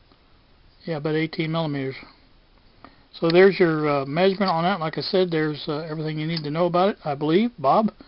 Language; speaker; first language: English; native; English